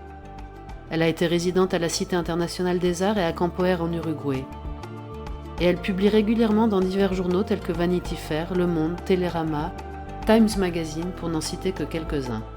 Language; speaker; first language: French; native; French